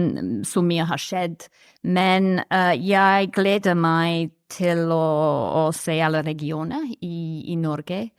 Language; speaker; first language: Norwegian; non-native, fluent; English